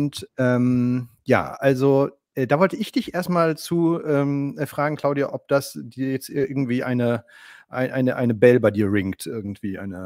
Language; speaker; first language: German; native; German